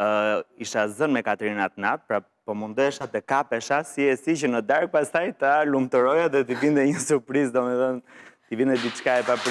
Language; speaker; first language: Albanian; native; Albanian